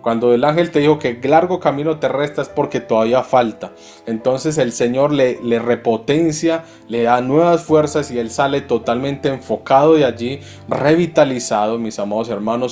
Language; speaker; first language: Spanish; native; Spanish